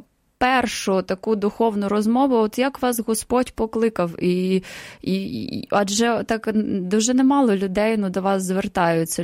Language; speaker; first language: Ukrainian; native; Ukrainian